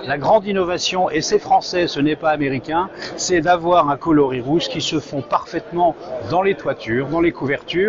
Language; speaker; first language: French; native; French